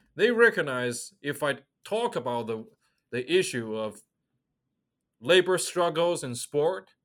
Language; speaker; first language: English; non-native, fluent; Chinese